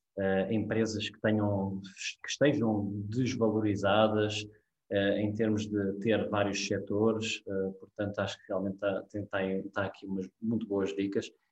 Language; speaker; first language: Portuguese; native; Portuguese